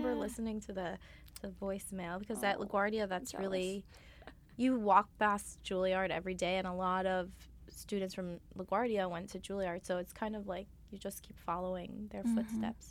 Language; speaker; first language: English; native; English